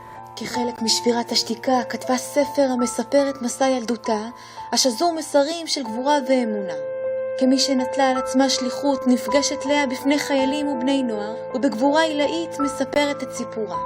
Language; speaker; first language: Hebrew; native; Hebrew